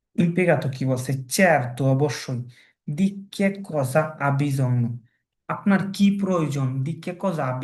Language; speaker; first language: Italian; non-native, fluent; Bangla